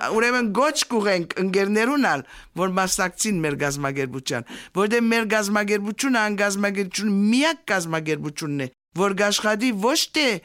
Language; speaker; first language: Armenian; early bilingual, heritage; Armenian